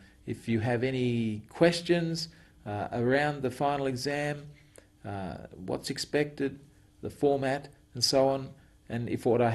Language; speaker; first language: English; native; English